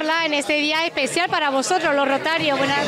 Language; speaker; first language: Spanish; native; Spanish